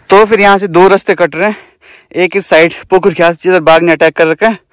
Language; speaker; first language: Hindi; native; Hindi